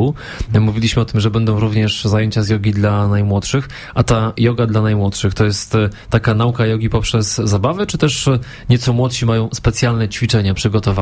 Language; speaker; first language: Polish; native; Polish